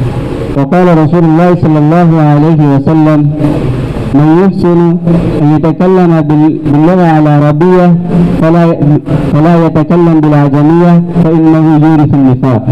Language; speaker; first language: Arabic; non-native, learner; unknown